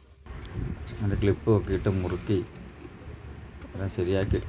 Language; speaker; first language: Malayalam; native; Malayalam